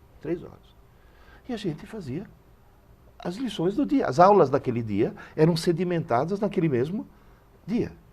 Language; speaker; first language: Portuguese; early bilingual, other home language; Italian